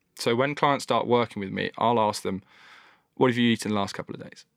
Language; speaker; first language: English; native; English